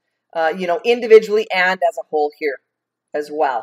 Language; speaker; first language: English; native; English